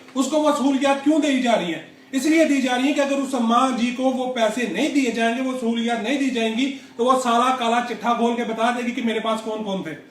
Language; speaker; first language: Urdu; non-native, local second language; Punjabi